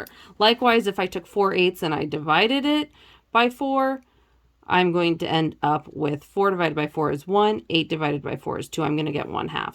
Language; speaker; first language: English; native; English